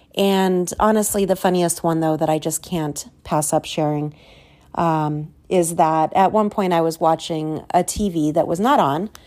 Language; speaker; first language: English; native; English